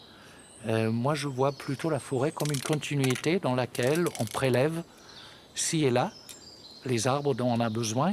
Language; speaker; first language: French; native; French